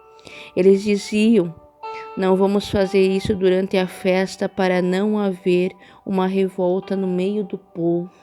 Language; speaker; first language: Portuguese; native; Portuguese